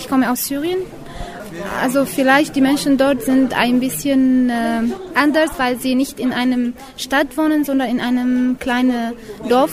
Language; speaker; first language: German; non-native, fluent; Arabic